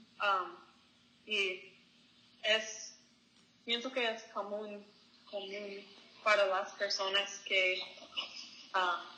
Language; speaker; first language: Spanish; non-native, learner; English